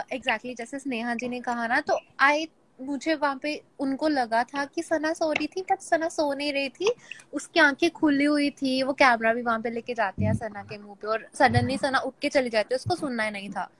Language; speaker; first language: Hindi; native; Hindi